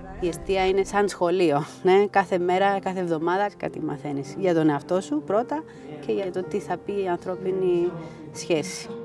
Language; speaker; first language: Greek; non-native, fluent; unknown